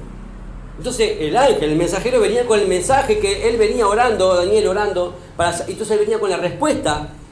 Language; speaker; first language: Spanish; native; Spanish